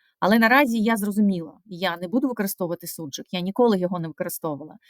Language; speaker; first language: Ukrainian; non-native, local second language; Russian